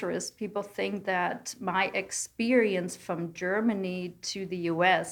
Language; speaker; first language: English; non-native, fluent; German